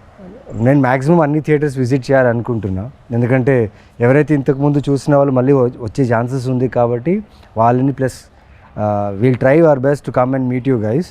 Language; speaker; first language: Telugu; native; Telugu